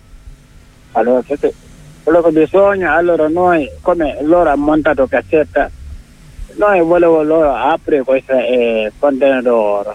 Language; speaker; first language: Italian; non-native, learner; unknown